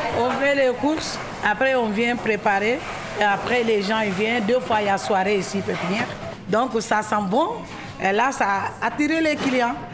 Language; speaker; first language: French; non-native, local second language; Wolof